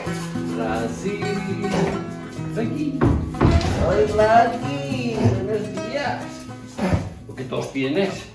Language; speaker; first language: Spanish; native; Spanish